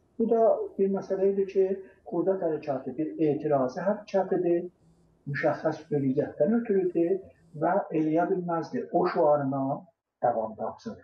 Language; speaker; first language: Azerbaijani; native; Azerbaijani